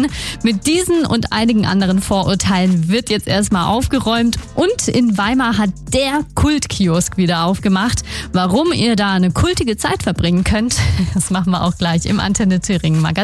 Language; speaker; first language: German; native; German